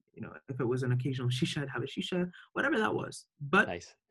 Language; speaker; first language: English; early bilingual, other home language; Arabic